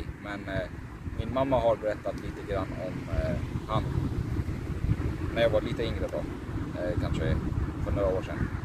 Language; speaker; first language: Swedish; early bilingual, other home language; Persian